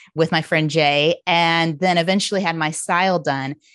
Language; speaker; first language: English; native; English